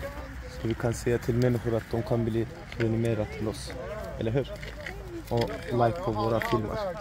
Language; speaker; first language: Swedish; non-native, learner; Turkish